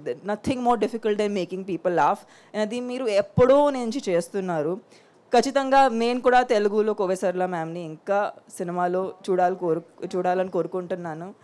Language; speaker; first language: Telugu; non-native, local second language; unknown